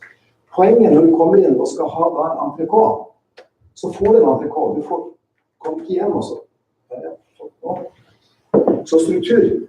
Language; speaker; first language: Norwegian; native; Norwegian